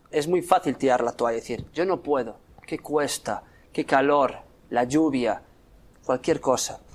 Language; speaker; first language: Spanish; native; Spanish